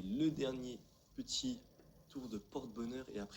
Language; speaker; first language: French; native; French